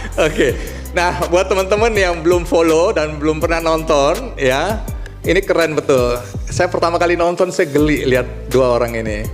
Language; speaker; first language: Indonesian; native; Indonesian